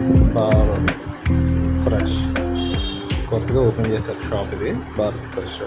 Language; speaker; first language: Telugu; native; Telugu